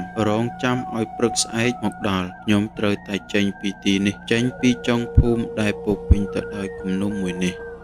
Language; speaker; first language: Khmer; native; Khmer